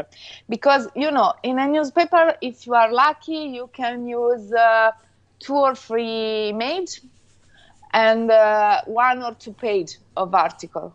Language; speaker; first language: English; non-native, fluent; Italian